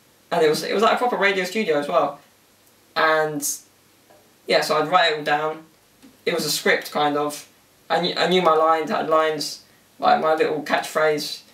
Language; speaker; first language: English; early bilingual, other home language; Italian